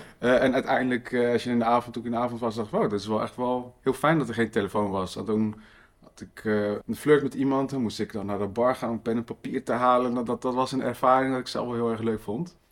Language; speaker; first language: Dutch; early bilingual, other home language; Riffian